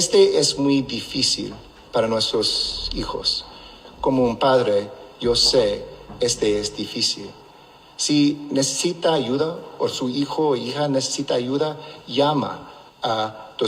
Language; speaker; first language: Spanish; non-native, local second language; English